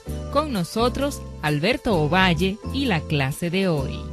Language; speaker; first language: Spanish; native; Spanish